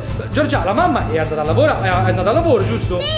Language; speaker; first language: Italian; native; Italian